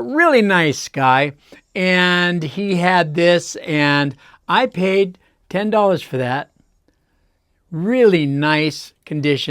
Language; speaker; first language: English; native; English